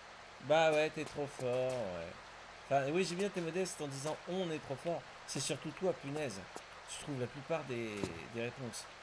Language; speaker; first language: French; native; French